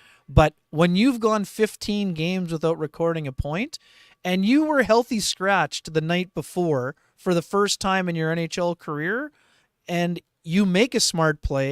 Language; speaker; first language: English; native; English